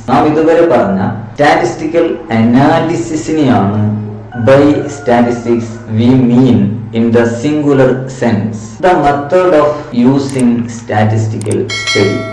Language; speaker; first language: English; non-native, local second language; Malayalam